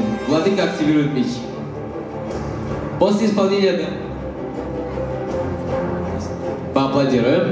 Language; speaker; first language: Russian; native; Russian